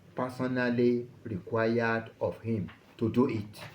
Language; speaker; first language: English; non-native, local second language; Yoruba